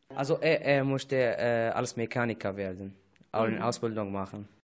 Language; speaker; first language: German; non-native, fluent; Arabic